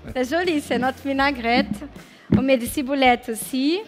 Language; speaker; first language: French; non-native, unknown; Portuguese